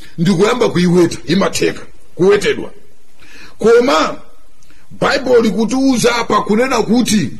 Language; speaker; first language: Nyanja; non-native, local second language; Tumbuka